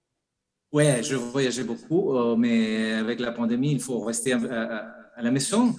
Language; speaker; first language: French; non-native, fluent; Spanish